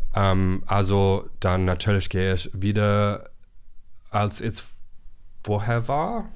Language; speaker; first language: German; non-native, learner; English